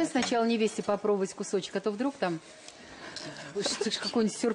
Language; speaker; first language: Russian; native; Russian